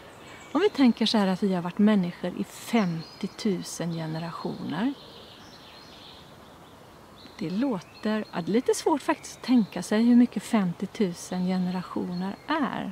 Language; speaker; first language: Swedish; native; Swedish